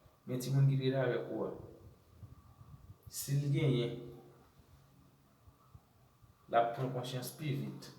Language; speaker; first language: French; non-native, learner; Haitian Creole